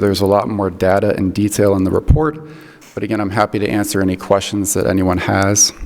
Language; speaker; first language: English; native; English